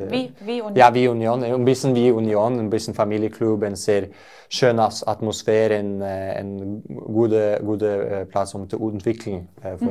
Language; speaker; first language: German; non-native, learner; Norwegian